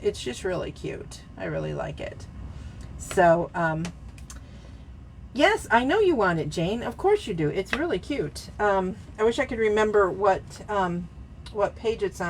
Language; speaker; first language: English; native; English